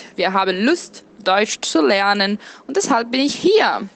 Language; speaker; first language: German; non-native, fluent; Portuguese